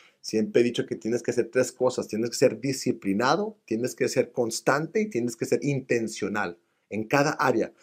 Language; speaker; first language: Spanish; early bilingual, other home language; English